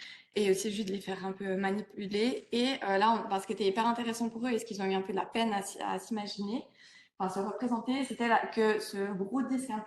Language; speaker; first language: French; native; French